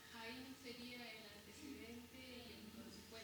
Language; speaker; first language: Spanish; native; Spanish